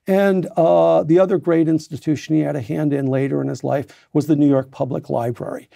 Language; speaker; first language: English; native; English